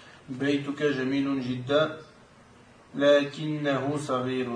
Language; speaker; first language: Arabic; non-native, learner; French